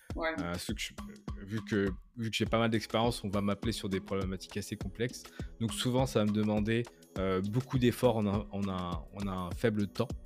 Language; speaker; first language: French; native; French